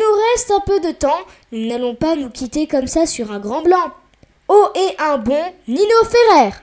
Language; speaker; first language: French; native; French